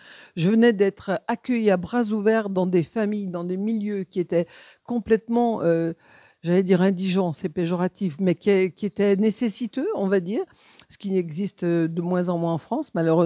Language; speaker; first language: French; native; French